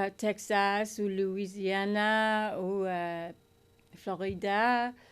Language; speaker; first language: French; non-native, learner; English